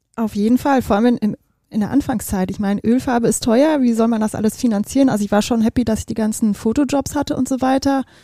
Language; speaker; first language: German; early bilingual, other home language; Dutch